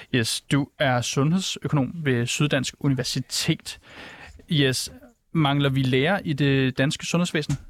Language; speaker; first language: Danish; native; Danish